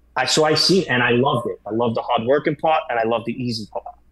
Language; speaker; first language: English; native; English